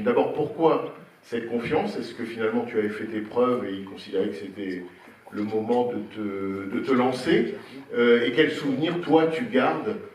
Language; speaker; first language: French; native; French